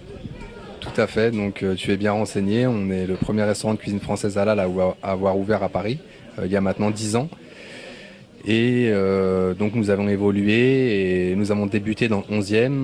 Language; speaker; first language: French; native; French